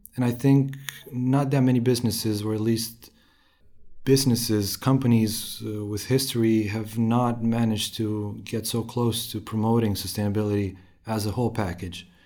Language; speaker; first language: English; non-native, fluent; Romanian